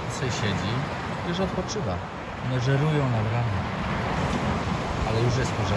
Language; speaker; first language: Polish; native; Polish